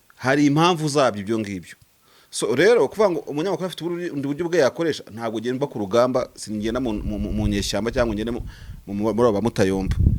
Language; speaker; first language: Kinyarwanda; native; Kinyarwanda